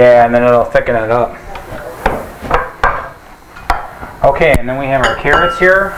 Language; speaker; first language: English; native; English